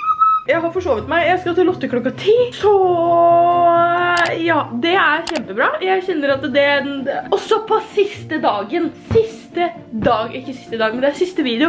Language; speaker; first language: Norwegian; native; Norwegian